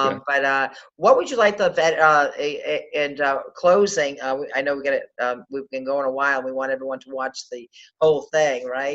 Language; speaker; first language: English; native; English